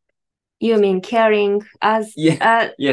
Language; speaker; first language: English; non-native, learner; Japanese